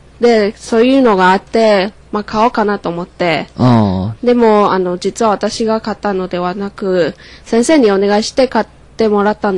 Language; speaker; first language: Japanese; non-native, fluent; Chinese